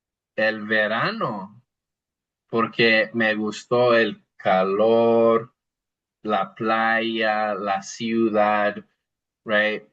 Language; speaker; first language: Spanish; non-native, fluent; English